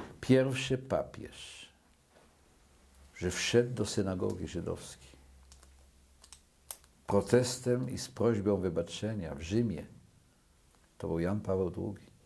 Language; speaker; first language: Polish; early bilingual, other home language; Yiddish